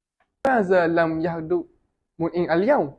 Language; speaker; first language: Arabic; non-native, learner; Malay